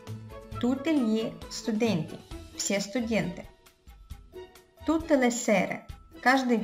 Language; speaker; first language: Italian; non-native, fluent; Russian